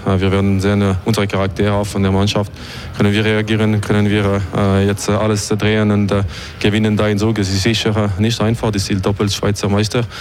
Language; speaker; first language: German; non-native, local second language; French